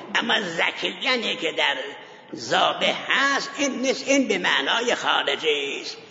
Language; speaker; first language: Persian; non-native, local second language; Azerbaijani